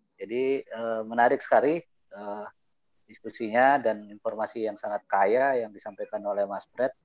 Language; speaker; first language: Indonesian; native; Indonesian